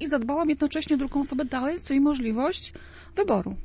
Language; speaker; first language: Polish; native; Polish